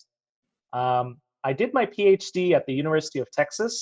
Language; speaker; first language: English; native; English